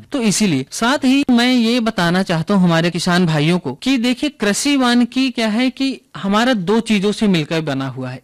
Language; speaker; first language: Hindi; native; Hindi